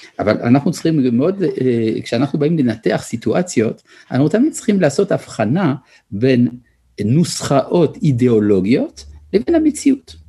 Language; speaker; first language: Hebrew; early bilingual, other home language; French